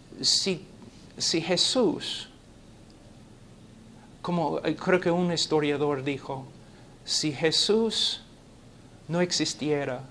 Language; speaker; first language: Spanish; non-native, fluent; English